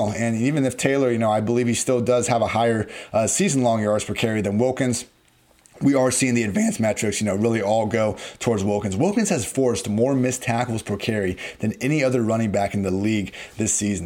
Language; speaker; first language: English; native; English